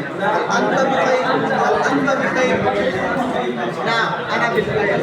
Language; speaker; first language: Arabic; non-native, learner; Urdu